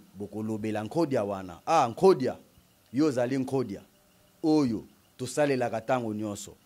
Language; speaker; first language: Lingala; non-native, local second language; Kongo